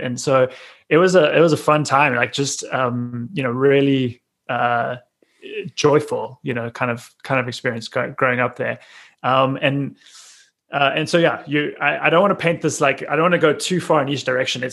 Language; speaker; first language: English; native; English